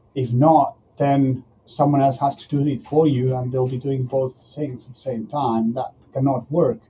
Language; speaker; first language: English; non-native, fluent; Spanish